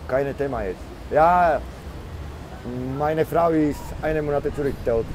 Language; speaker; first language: German; non-native, learner; Czech